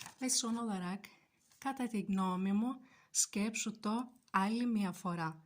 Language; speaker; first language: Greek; non-native, fluent; Turkish